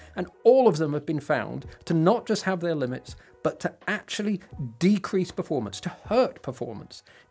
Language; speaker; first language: English; native; English